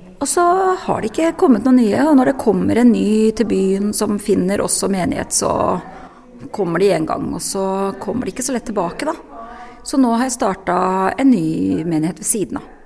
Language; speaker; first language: Norwegian; native; Norwegian